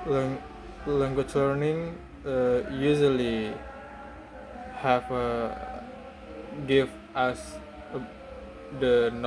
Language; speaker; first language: English; non-native, learner; Indonesian